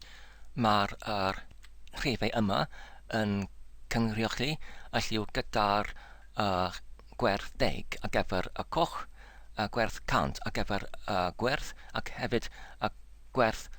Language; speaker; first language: Welsh; non-native, learner; English